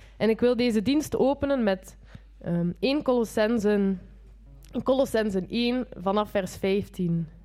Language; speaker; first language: Dutch; native; Dutch